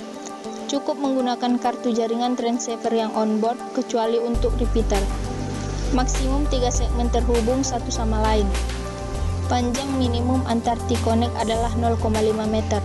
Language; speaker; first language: Indonesian; native; Indonesian